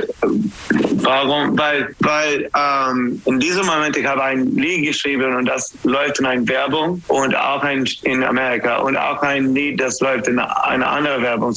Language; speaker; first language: German; non-native, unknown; English